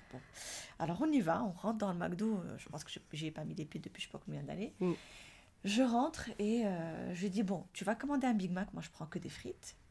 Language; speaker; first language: French; non-native, local second language; Arabic